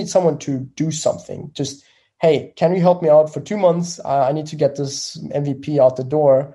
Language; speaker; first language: English; non-native, fluent; German